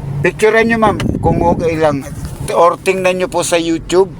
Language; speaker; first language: Filipino; native; Filipino